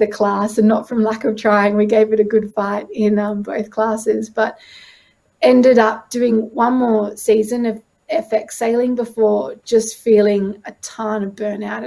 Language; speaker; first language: English; native; English